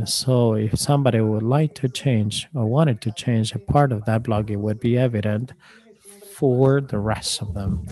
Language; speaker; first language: English; non-native, fluent; Spanish